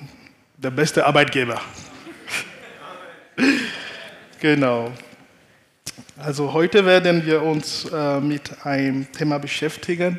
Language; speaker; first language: German; non-native, fluent; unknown